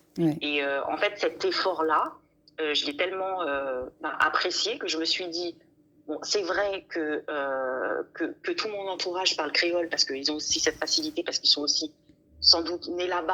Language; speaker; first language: French; native; French